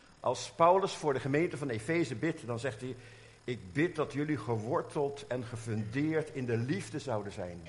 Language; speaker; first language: Dutch; native; Dutch